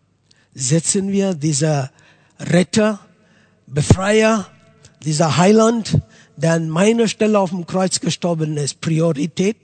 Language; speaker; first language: German; non-native, fluent; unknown